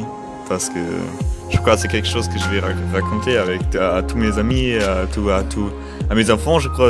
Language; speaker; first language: French; non-native, learner; German